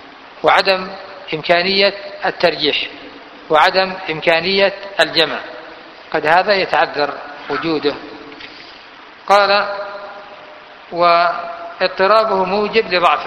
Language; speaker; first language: Arabic; native; Arabic